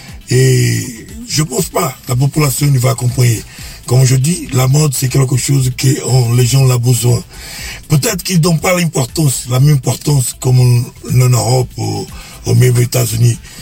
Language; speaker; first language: French; non-native, fluent; Portuguese